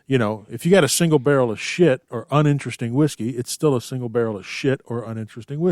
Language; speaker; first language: English; native; English